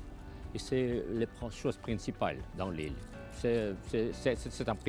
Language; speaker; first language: French; non-native, fluent; Ukrainian